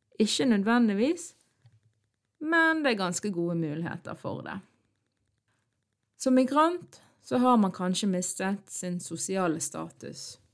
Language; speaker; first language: Norwegian; early bilingual, other home language; Arabic